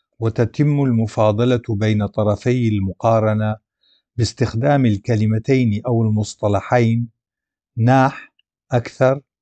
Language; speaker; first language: Arabic; non-native, local second language; Adyghe